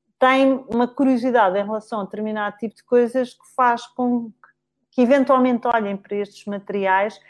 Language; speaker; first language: Portuguese; native; Portuguese